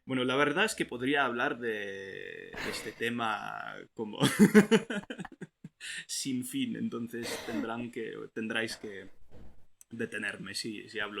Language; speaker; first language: Spanish; non-native, fluent; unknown